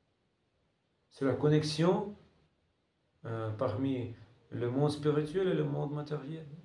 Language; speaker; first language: French; non-native, fluent; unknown